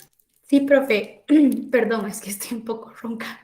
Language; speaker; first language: Spanish; native; Spanish